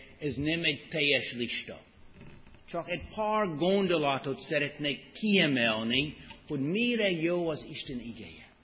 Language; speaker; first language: Hungarian; non-native, fluent; English